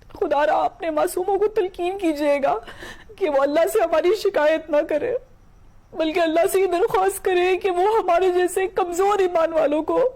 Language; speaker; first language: Urdu; native; Urdu